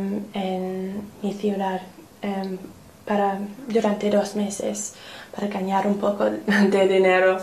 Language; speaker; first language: Spanish; non-native, learner; English